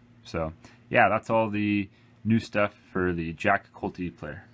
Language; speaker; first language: English; native; English